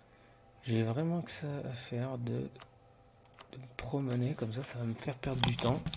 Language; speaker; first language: French; native; French